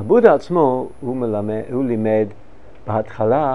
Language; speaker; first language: Hebrew; non-native, fluent; English